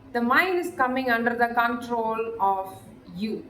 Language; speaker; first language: English; non-native, local second language; Tamil